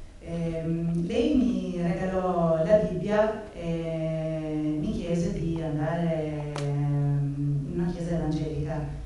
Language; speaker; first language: Italian; non-native, fluent; Albanian